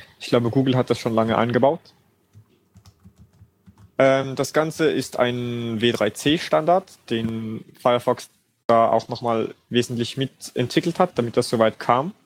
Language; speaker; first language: German; native; German